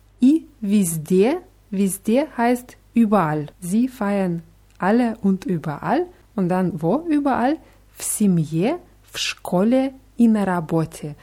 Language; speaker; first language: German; non-native, fluent; Russian